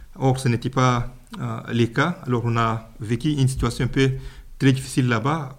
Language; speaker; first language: French; non-native, local second language; Luba-Lulua